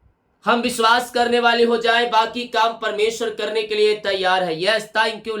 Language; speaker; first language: Hindi; native; Hindi